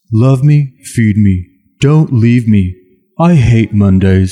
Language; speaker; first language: English; non-native, fluent; French